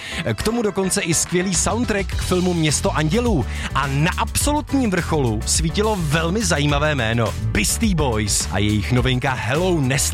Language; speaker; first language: Czech; native; Czech